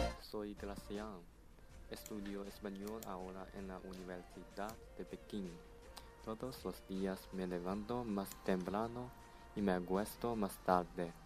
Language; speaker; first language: Spanish; non-native, learner; Chinese